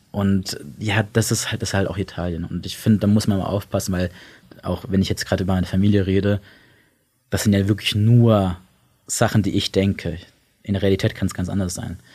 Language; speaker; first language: German; early bilingual, other home language; Italian